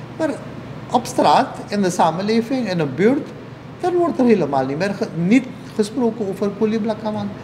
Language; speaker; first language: Dutch; native; Dutch